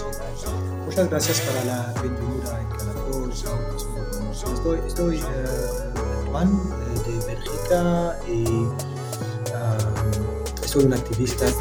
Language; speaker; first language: Spanish; non-native, learner; French